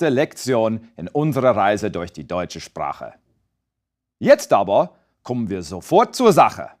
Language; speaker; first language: German; non-native, fluent; English